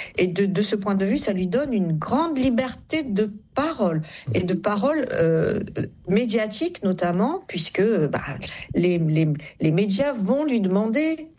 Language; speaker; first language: French; native; French